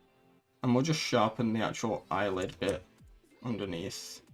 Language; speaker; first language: English; native; English